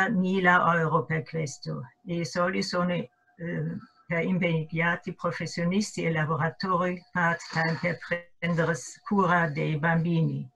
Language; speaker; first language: Italian; non-native, fluent; German